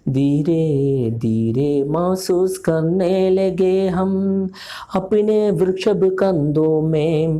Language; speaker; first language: Hindi; non-native, local second language; Malayalam